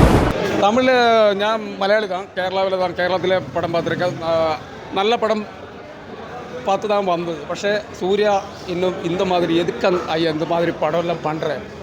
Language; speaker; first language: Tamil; non-native, learner; Malayalam